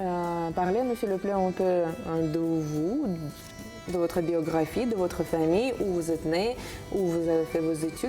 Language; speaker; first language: French; non-native, fluent; Uzbek